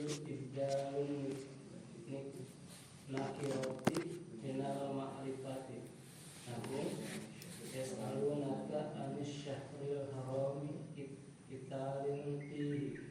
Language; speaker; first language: Arabic; non-native, learner; Indonesian